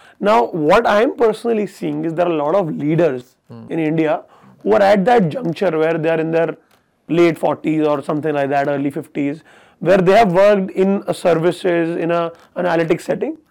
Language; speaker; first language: English; non-native, local second language; Hindi